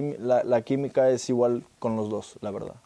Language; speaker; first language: Spanish; non-native, fluent; French